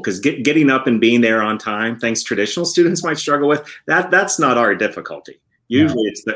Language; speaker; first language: English; native; English